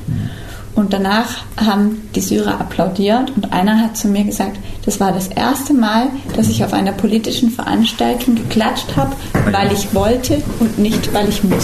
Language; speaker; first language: German; native; German